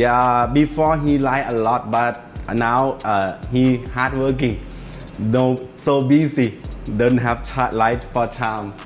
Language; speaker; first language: English; non-native, learner; Thai